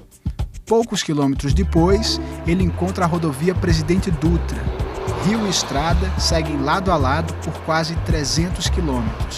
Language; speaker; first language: Portuguese; native; Portuguese